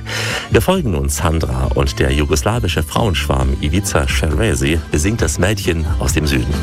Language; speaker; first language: German; native; German